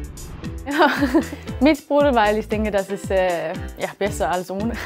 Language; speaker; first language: German; non-native, learner; Danish